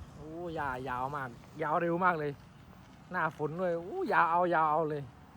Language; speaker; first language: Thai; non-native, local second language; Khmer